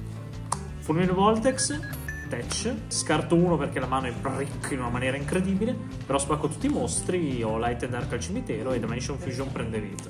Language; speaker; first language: Italian; native; Italian